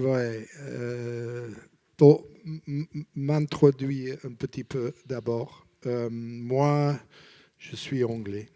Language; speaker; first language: French; non-native, learner; English